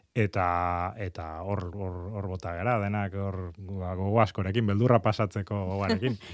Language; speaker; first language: Basque; native; Basque